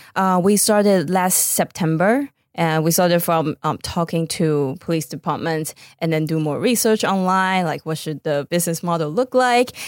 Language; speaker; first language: English; non-native, fluent; Chinese